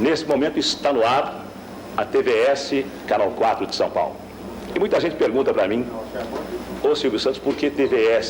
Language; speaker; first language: Portuguese; native; Portuguese